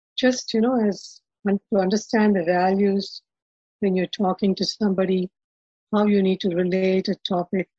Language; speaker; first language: English; non-native, local second language; Telugu